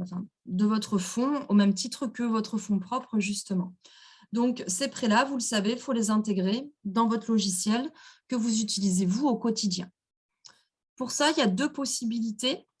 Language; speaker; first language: French; native; French